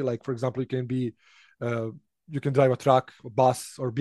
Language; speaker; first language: English; non-native, fluent; Serbian